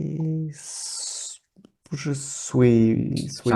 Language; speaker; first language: Chinese; non-native, learner; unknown